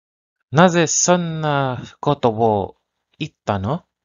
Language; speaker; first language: Japanese; non-native, learner; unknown